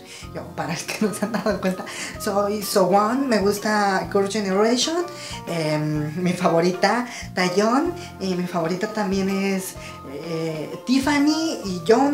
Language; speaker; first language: Spanish; native; Spanish